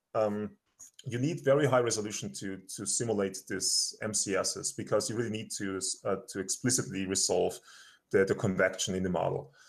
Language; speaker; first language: English; non-native, fluent; German